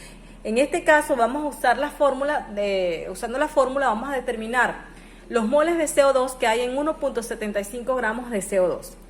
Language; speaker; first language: Spanish; native; Spanish